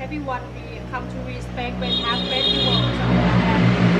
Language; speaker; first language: English; non-native, learner; Thai